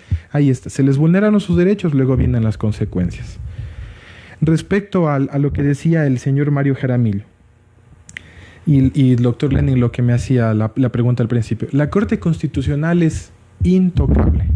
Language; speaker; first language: Spanish; native; Spanish